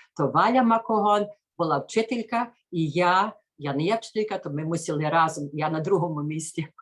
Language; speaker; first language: Ukrainian; early bilingual, heritage; Ukrainian